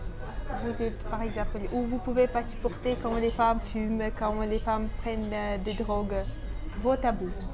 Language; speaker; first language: French; non-native, fluent; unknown